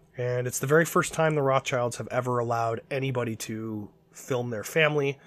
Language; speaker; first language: English; native; English